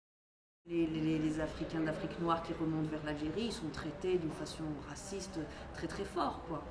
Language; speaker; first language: French; native; French